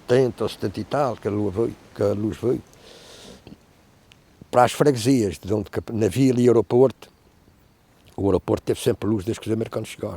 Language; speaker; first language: Portuguese; native; Portuguese